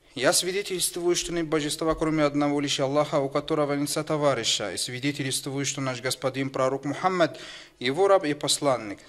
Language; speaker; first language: Russian; non-native, fluent; Arabic